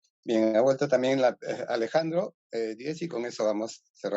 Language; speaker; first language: Spanish; native; Spanish